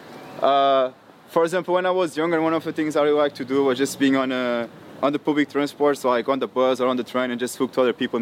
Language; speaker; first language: English; non-native, fluent; Portuguese